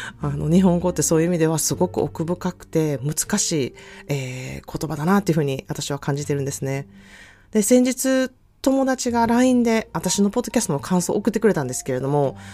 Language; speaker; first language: Japanese; native; Japanese